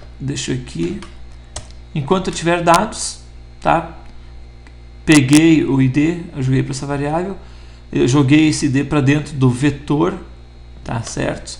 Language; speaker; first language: Portuguese; native; Portuguese